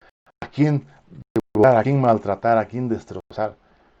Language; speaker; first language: Spanish; native; Spanish